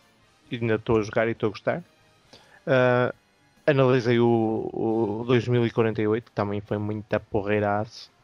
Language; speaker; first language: Portuguese; native; Portuguese